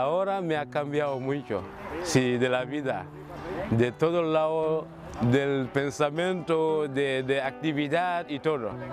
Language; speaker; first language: Spanish; non-native, learner; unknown